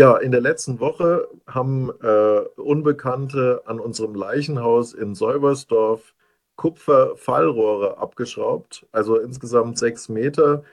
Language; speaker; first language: German; native; German